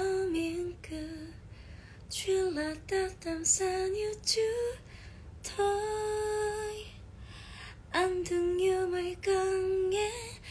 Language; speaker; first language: English; non-native, learner; Korean